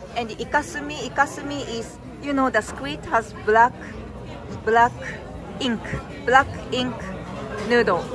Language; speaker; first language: English; non-native, fluent; Japanese